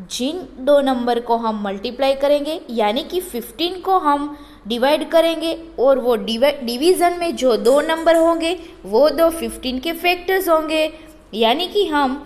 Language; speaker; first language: Hindi; non-native, local second language; Gujarati